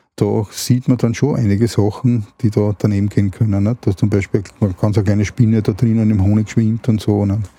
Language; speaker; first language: German; native; German